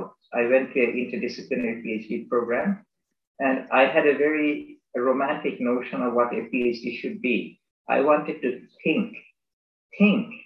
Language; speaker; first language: English; non-native, local second language; Bangla